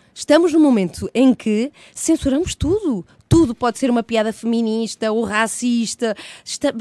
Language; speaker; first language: Portuguese; early bilingual, heritage; Portuguese